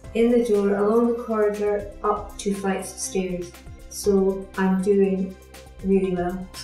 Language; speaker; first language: English; native; English